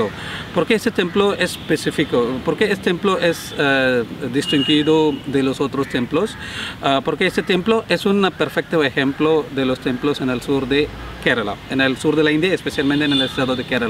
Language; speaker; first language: Spanish; non-native, learner; Malayalam